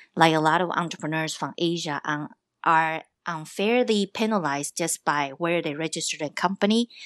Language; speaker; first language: English; non-native, fluent; Chinese